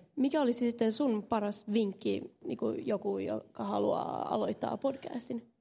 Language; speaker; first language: Finnish; non-native, local second language; Swedish